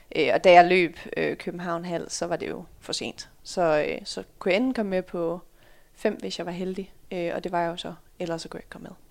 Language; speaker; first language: Danish; early bilingual, other home language; Dutch